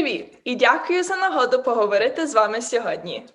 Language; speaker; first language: Ukrainian; early bilingual, heritage; Ukrainian